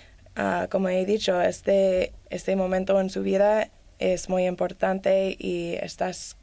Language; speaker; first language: Spanish; non-native, learner; English